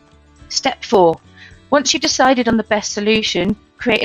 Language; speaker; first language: English; native; English